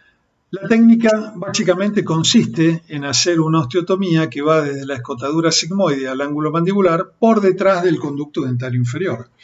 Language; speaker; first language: Spanish; native; Spanish